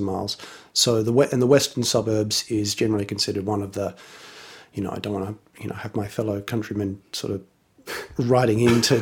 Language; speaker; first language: English; native; English